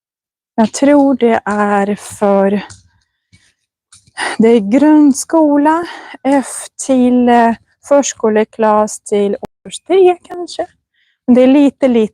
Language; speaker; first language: Swedish; non-native, fluent; Russian